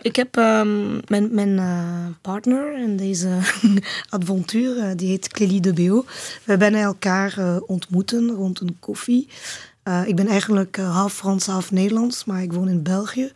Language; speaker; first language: Dutch; non-native, learner; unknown